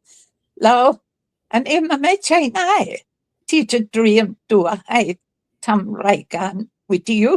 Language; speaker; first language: Thai; non-native, fluent; English